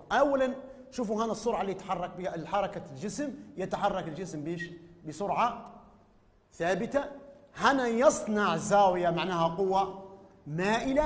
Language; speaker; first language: Arabic; native; Arabic